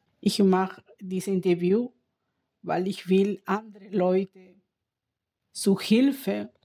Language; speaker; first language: German; non-native, learner; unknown